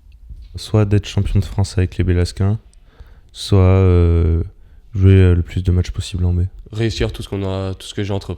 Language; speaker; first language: French; native; French